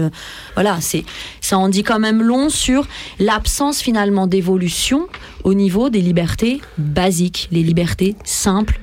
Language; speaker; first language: French; early bilingual, other home language; Persian